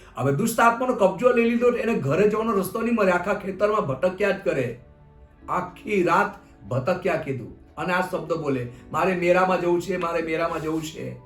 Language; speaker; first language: Gujarati; non-native, local second language; Gamit